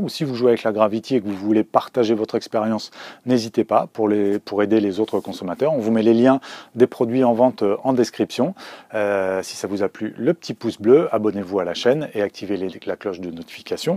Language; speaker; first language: French; native; French